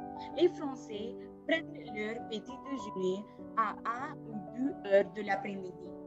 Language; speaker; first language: French; non-native, learner; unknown